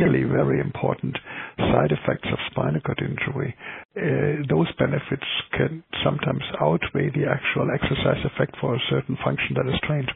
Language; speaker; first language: English; non-native, fluent; German